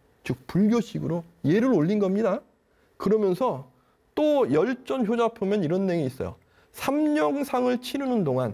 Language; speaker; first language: Korean; native; Korean